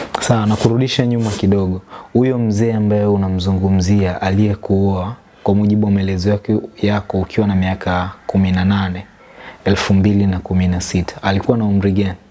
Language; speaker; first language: Swahili; native; Swahili